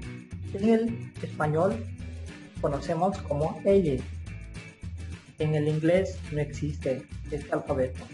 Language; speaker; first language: Spanish; non-native, local second language; Quechua